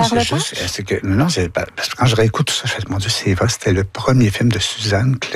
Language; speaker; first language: French; native; French